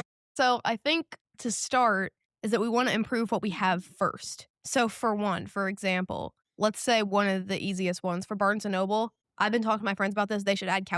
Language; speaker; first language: English; native; English